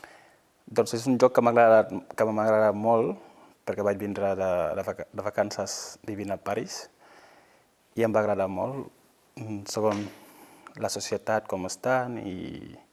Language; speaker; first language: Catalan; non-native, fluent; Fula